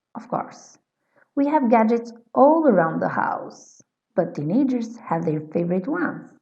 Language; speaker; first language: English; non-native, fluent; Albanian